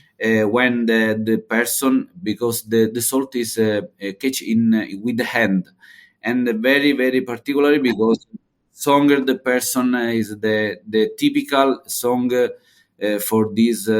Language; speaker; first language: English; non-native, learner; Italian